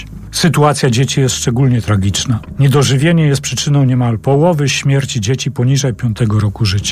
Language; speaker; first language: Polish; native; Polish